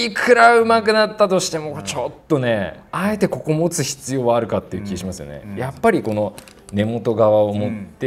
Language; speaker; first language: Japanese; native; Japanese